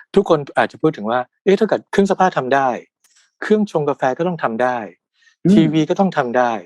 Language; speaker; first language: Thai; native; Thai